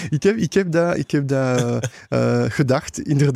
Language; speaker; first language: Dutch; non-native, local second language; French